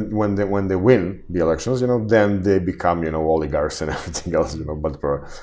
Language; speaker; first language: English; non-native, fluent; Serbian